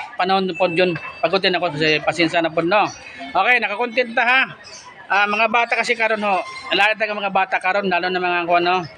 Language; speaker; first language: Filipino; non-native, local second language; Cebuano